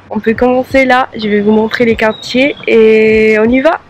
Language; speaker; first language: French; non-native, fluent; English